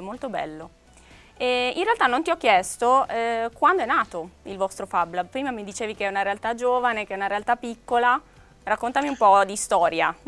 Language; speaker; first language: Italian; native; Italian